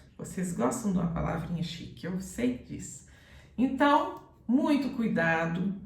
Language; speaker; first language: Portuguese; native; Portuguese